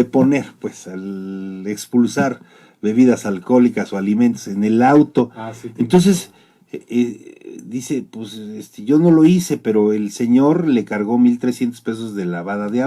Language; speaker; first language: Spanish; native; Spanish